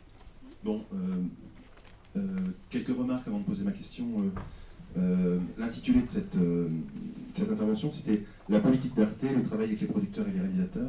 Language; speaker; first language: French; native; French